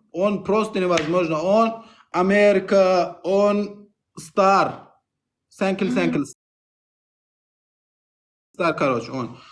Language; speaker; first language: Russian; non-native, learner; Turkmen